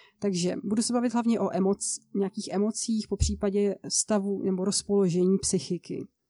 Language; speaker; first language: Czech; native; Czech